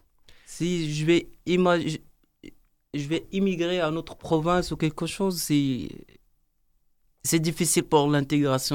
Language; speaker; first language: French; non-native, learner; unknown